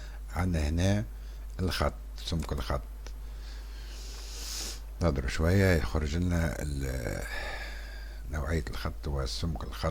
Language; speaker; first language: Arabic; native; Arabic